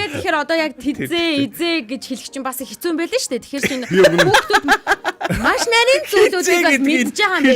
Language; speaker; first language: Mongolian; native; Mongolian